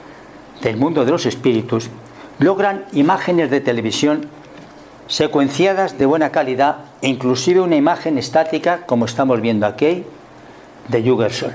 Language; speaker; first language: Spanish; native; Spanish